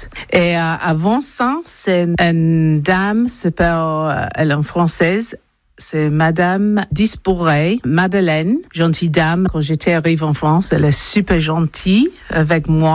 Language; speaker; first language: French; non-native, learner; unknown